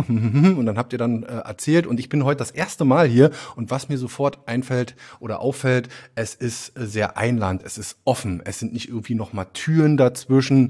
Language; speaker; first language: German; native; German